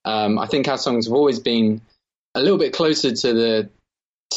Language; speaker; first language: English; native; English